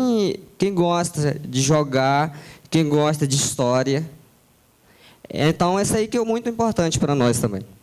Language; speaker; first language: Portuguese; non-native, local second language; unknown